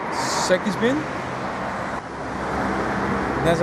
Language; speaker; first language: Turkish; non-native, learner; Dutch